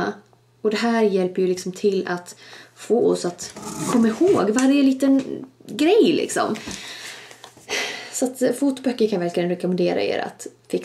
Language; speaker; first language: Swedish; native; Swedish